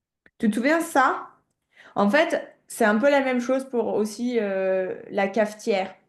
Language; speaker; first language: French; native; French